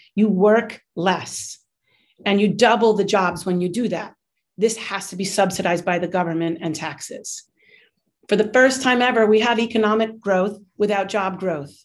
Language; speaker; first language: English; native; English